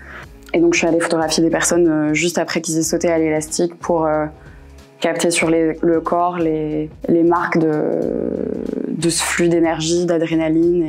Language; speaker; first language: French; native; French